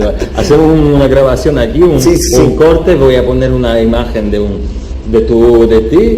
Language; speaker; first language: Spanish; non-native, fluent; Polish